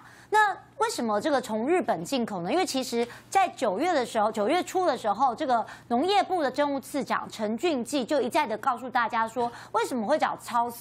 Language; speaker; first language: Chinese; native; Chinese